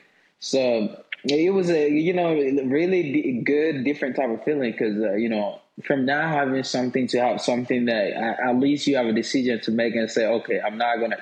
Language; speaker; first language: English; non-native, local second language; Swahili